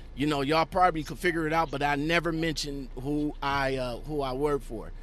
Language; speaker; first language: English; native; English